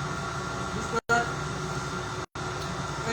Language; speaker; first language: English; non-native, learner; Bangla